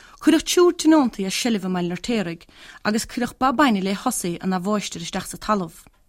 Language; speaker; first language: Irish; native; Irish